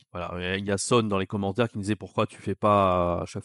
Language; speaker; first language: French; native; French